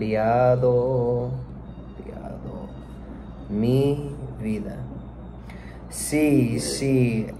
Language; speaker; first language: Spanish; non-native, learner; English